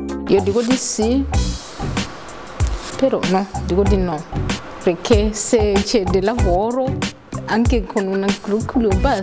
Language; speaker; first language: Italian; non-native, learner; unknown